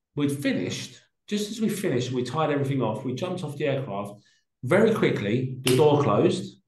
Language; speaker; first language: English; native; English